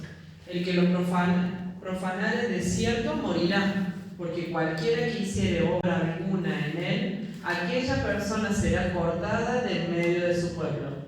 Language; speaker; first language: Spanish; native; Spanish